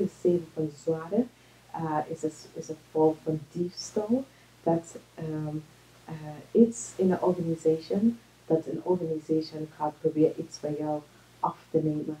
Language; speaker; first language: Dutch; non-native, fluent; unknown